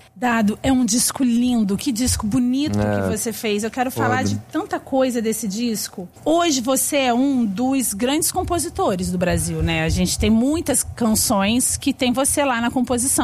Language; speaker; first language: Portuguese; native; Portuguese